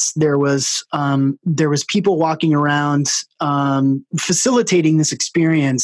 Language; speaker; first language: English; native; English